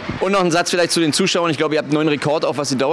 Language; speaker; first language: German; native; German